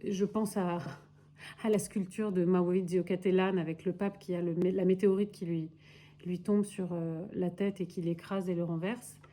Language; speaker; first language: French; early bilingual, other home language; Spanish